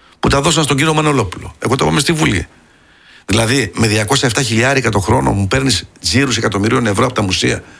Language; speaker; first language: Greek; early bilingual, heritage; Greek